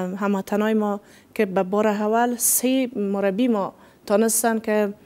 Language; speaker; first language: Persian; native; Persian